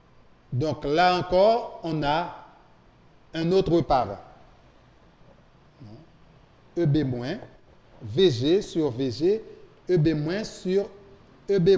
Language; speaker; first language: French; non-native, local second language; Haitian Creole